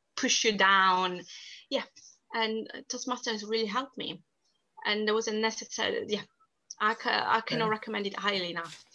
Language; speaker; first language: English; non-native, fluent; Italian